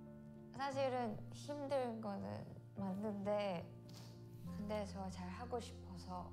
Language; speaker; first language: Korean; non-native, learner; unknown